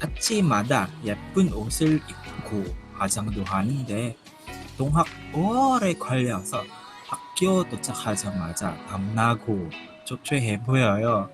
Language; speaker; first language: Korean; non-native, learner; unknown